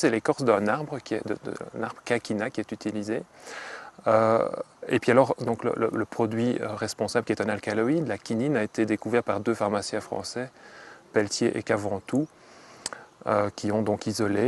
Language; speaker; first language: French; native; French